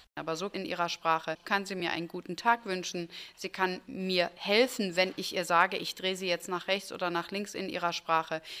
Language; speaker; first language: German; early bilingual, other home language; Turkish